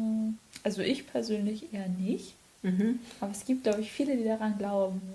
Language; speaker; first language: German; native; German